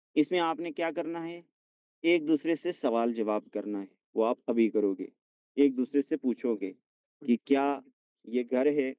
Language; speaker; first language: Urdu; non-native, local second language; Punjabi